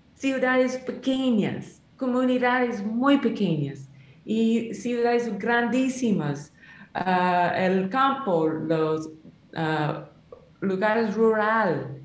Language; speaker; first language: Spanish; non-native, learner; English